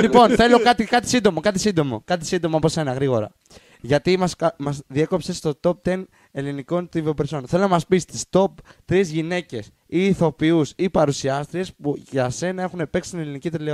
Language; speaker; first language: Greek; native; Greek